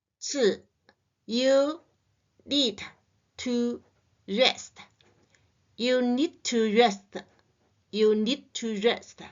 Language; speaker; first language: English; non-native, learner; Chinese